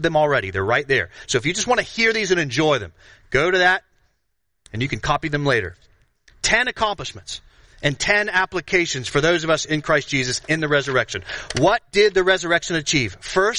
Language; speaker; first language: English; native; English